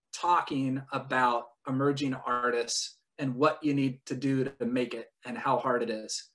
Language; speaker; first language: English; native; English